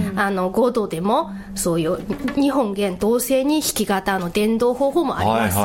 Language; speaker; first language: Japanese; non-native, fluent; Mongolian